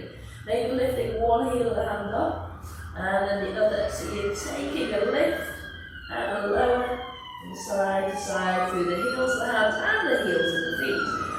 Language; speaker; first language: English; native; English